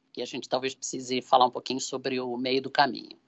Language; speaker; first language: Portuguese; native; Portuguese